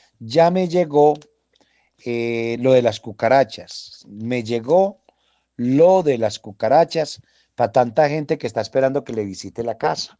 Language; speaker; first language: Spanish; native; Spanish